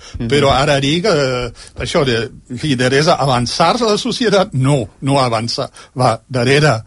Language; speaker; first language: Catalan; non-native, fluent; German